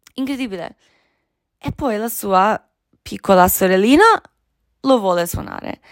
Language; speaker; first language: Italian; non-native, fluent; Croatian